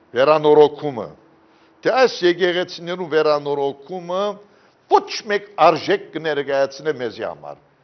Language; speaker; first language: Armenian; early bilingual, heritage; Armenian